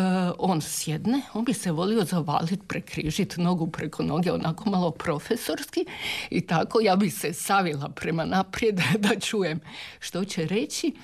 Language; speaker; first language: Serbian; native; Serbian